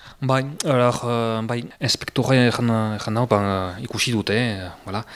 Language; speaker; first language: Basque; native; Basque